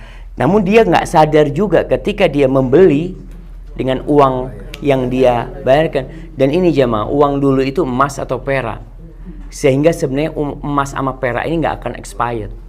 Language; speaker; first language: Indonesian; native; Indonesian